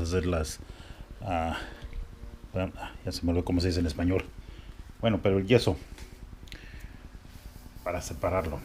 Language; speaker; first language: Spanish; early bilingual, heritage; Spanish